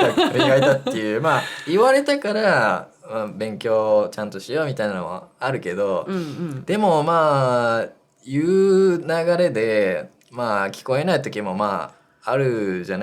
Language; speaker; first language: Japanese; native; Japanese